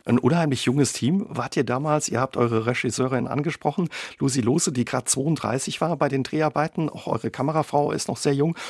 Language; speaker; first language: German; native; German